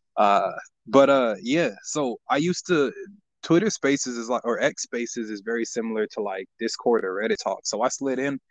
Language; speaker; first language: English; native; English